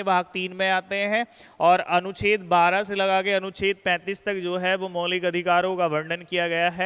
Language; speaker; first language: Hindi; native; Hindi